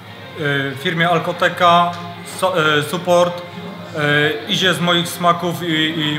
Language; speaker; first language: Polish; native; Polish